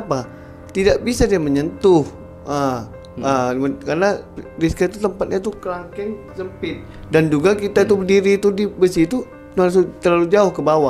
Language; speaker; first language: Indonesian; native; Indonesian